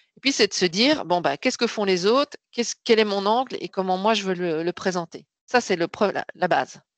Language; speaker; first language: French; native; French